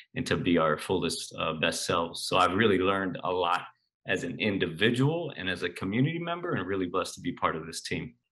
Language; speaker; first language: English; native; English